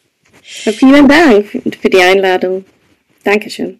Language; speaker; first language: German; non-native, fluent; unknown